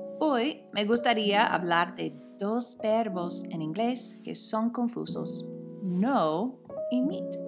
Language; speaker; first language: Spanish; non-native, fluent; English